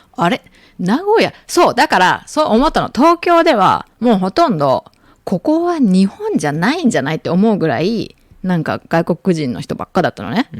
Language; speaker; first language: Japanese; native; Japanese